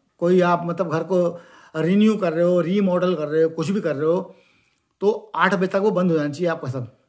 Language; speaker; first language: Hindi; native; Hindi